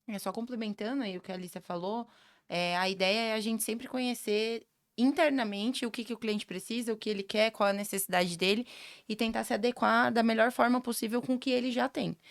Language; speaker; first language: Portuguese; native; Portuguese